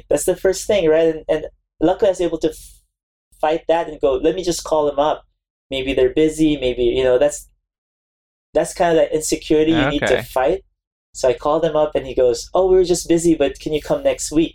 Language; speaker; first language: English; non-native, local second language; Filipino